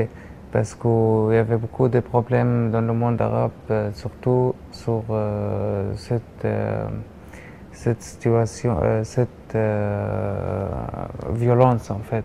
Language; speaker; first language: French; non-native, learner; Arabic